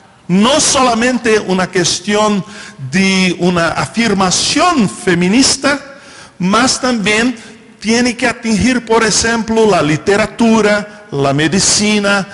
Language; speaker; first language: Spanish; non-native, fluent; Portuguese